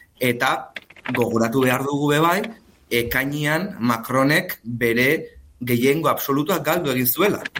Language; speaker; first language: Basque; native; Basque